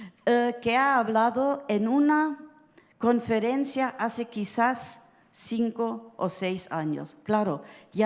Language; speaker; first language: Spanish; early bilingual, heritage; Spanish